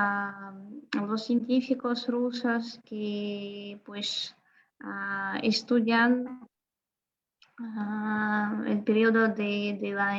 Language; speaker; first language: Spanish; non-native, fluent; Russian